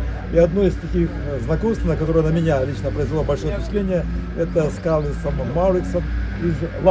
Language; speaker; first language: Russian; native; Russian